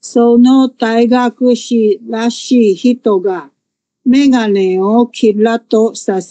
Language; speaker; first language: Japanese; non-native, learner; Chinese